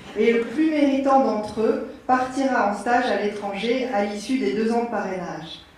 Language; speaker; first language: French; native; French